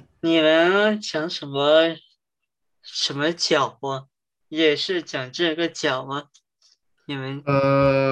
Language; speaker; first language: Chinese; early bilingual, heritage; Chinese